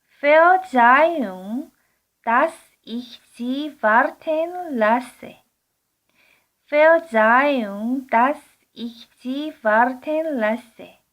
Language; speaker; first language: German; non-native, learner; Korean